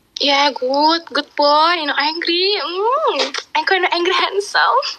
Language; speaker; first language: English; non-native, learner; Indonesian